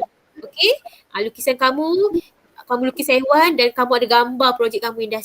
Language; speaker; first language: Malay; native; Malay